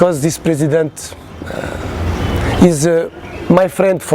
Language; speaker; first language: English; non-native, learner; Portuguese